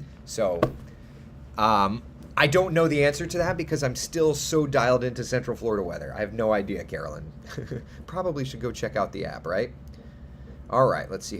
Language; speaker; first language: English; native; English